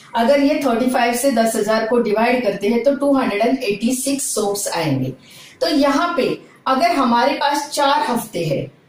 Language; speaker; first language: Hindi; non-native, local second language; Marathi